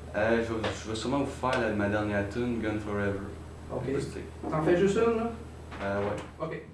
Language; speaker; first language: French; native; French